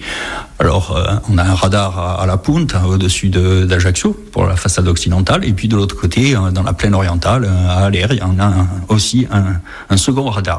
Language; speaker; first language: French; native; French